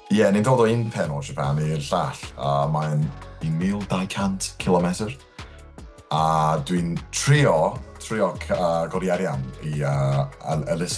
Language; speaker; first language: Welsh; non-native, local second language; English